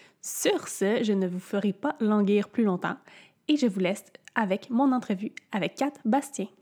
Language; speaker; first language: French; native; French